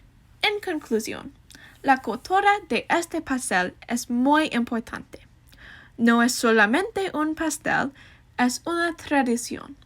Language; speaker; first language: Spanish; non-native, learner; English